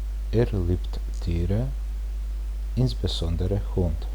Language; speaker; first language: German; non-native, fluent; Serbian